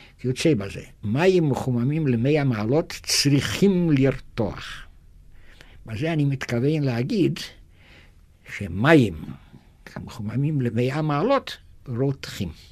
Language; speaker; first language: Hebrew; non-native, fluent; German